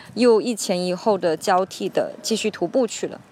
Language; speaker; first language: Chinese; native; Chinese